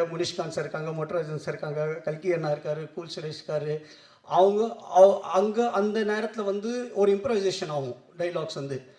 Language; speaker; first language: Tamil; non-native, local second language; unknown